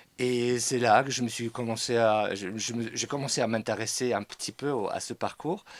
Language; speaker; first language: French; non-native, fluent; German